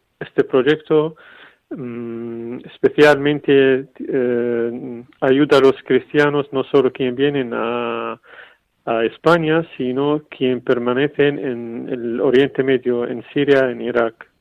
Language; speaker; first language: Spanish; non-native, fluent; Arabic